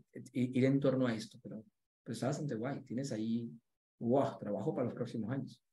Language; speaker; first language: Spanish; native; Spanish